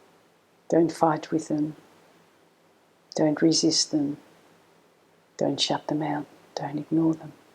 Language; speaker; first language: English; native; English